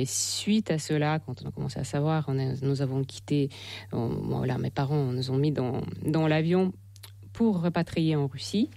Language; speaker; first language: French; non-native, fluent; Russian